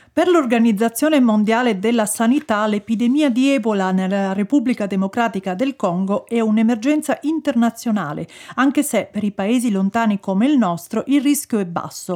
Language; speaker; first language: Italian; native; Italian